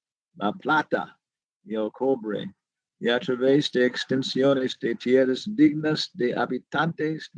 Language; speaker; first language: Spanish; non-native, learner; English